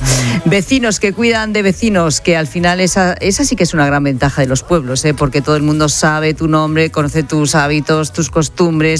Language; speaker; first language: Spanish; native; Spanish